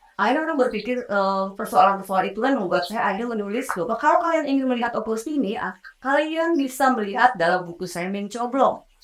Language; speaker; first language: Indonesian; native; Indonesian